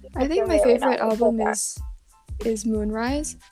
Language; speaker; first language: English; non-native, local second language; Cantonese